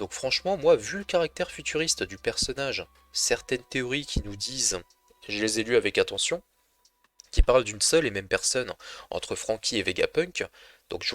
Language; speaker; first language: French; native; French